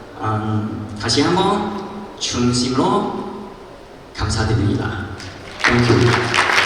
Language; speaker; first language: Korean; non-native, learner; Cantonese